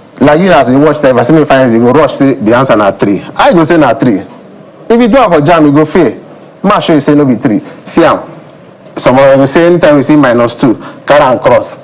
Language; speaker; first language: Nigerian Pidgin; native; Nigerian Pidgin